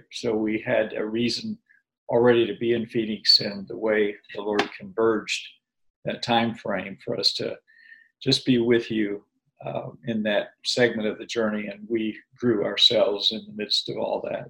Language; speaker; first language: English; native; English